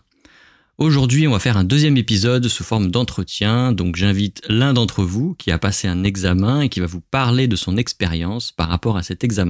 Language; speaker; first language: French; native; French